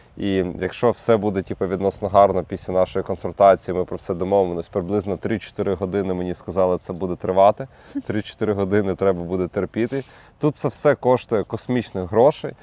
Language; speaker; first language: Ukrainian; native; Ukrainian